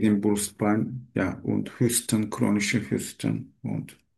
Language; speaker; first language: German; non-native, learner; Turkish